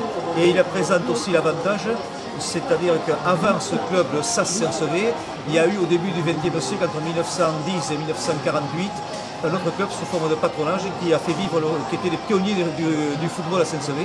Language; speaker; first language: French; native; French